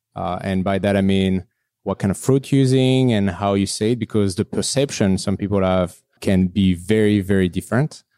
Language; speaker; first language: English; non-native, fluent; French